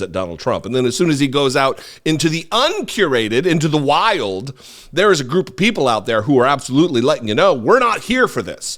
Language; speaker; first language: English; native; English